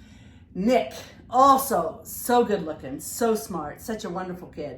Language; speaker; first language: English; native; English